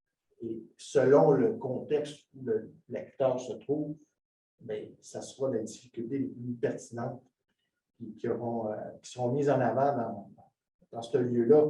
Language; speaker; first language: French; native; French